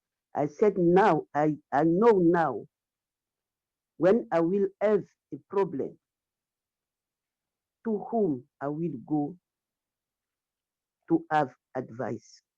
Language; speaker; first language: English; non-native, learner; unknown